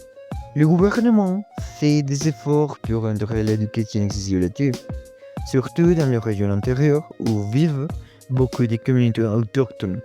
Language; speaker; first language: French; non-native, learner; Spanish